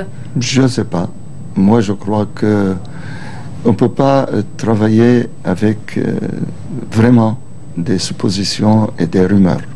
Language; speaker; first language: French; non-native, local second language; Arabic